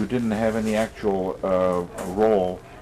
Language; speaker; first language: English; native; English